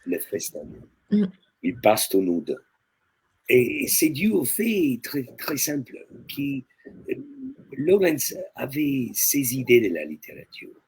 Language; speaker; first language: French; non-native, fluent; Italian